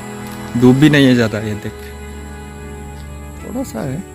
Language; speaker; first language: Hindi; non-native, local second language; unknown